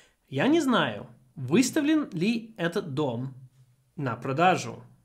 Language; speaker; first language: Russian; non-native, fluent; English